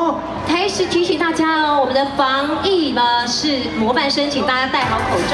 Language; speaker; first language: Chinese; native; Chinese